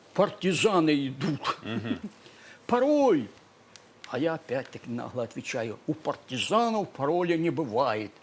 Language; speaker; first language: Russian; non-native, local second language; Ukrainian